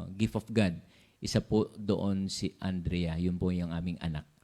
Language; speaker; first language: Filipino; native; Filipino